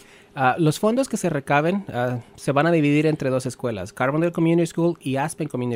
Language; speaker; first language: Spanish; native; Spanish